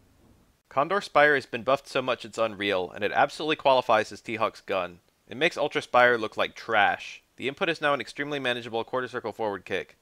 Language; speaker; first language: English; native; English